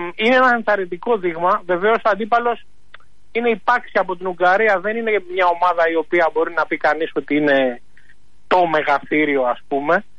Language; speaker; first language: Greek; native; Greek